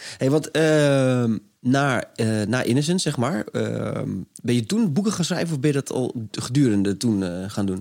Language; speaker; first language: Dutch; native; Dutch